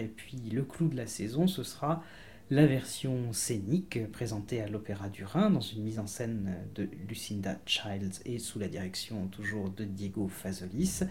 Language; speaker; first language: French; native; French